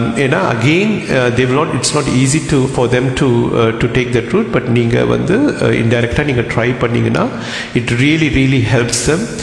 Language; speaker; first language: English; non-native, local second language; Tamil